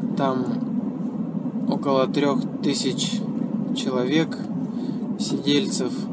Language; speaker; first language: Russian; native; Russian